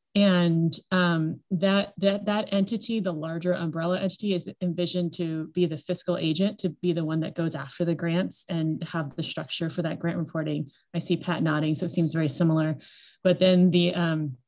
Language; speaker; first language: English; native; English